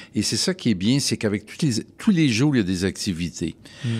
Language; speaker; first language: French; native; French